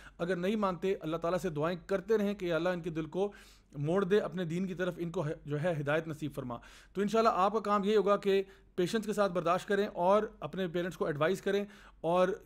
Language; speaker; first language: Urdu; native; Urdu